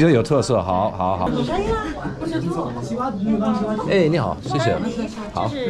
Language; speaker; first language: Chinese; non-native, fluent; English